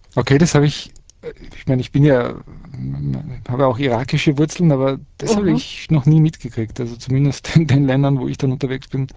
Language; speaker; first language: German; early bilingual, other home language; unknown